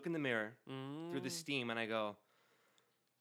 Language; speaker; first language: English; early bilingual, other home language; Spanish